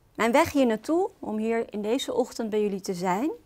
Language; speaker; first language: Dutch; early bilingual, other home language; Arabic